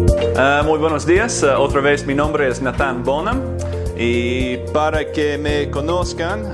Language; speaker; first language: Spanish; non-native, fluent; English